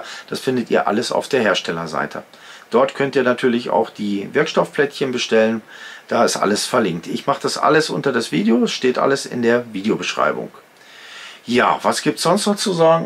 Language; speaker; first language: German; native; German